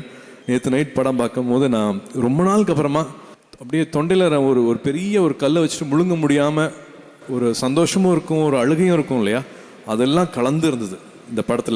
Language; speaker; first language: Tamil; native; Tamil